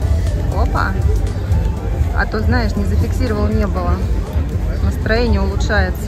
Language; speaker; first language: Russian; native; Russian